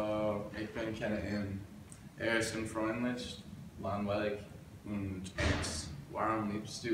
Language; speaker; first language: German; non-native, learner; English